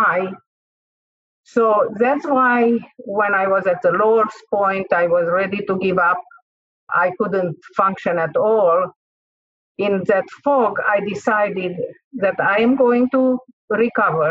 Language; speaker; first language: English; non-native, fluent; Hungarian